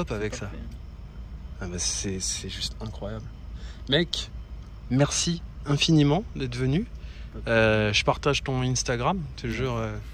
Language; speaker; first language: French; native; French